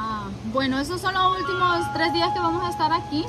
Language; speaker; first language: Spanish; native; Spanish